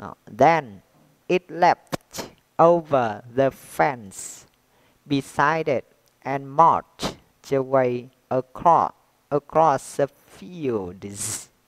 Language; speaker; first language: English; non-native, fluent; Vietnamese